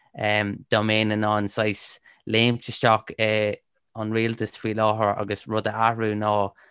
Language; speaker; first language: Irish; non-native, local second language; English